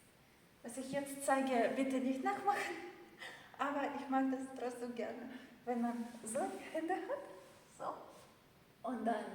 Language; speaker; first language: German; non-native, fluent; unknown